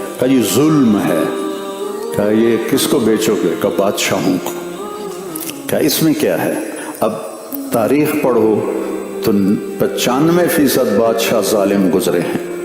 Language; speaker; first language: Urdu; non-native, local second language; Punjabi